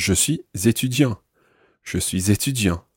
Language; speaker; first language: French; non-native, fluent; English